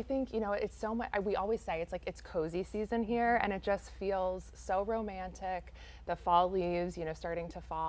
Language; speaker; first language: English; native; English